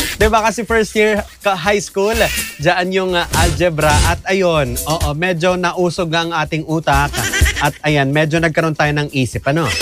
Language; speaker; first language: Filipino; native; Filipino